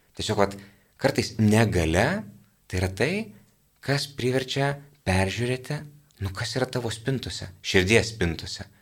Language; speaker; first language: Lithuanian; native; Lithuanian